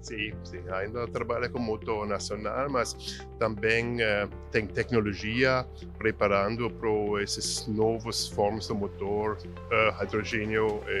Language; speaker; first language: Portuguese; non-native, fluent; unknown